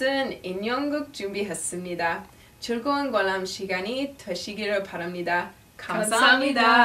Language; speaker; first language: Korean; non-native, learner; English